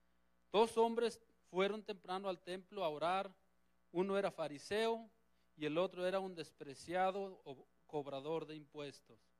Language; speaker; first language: Spanish; native; Spanish